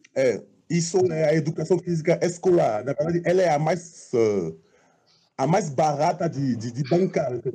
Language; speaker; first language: Portuguese; non-native, fluent; French